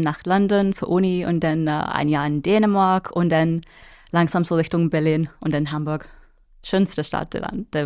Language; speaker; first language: German; non-native, fluent; English